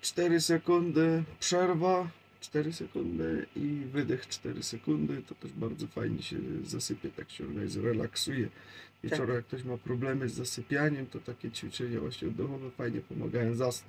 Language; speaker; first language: Polish; native; Polish